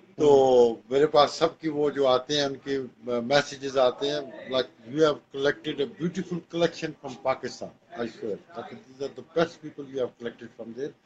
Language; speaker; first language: Urdu; non-native, local second language; Punjabi